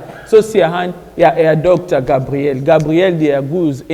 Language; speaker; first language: Danish; non-native, learner; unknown